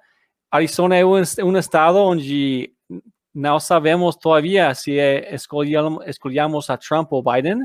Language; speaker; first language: Portuguese; non-native, learner; English